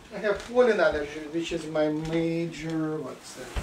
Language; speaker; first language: English; non-native, fluent; Russian